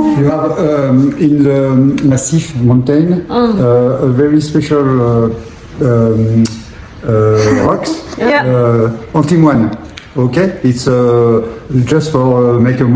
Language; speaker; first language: English; non-native, learner; French